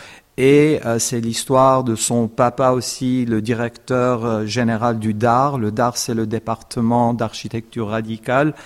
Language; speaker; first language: French; non-native, fluent; Armenian